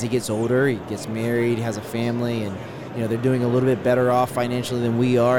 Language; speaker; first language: English; native; English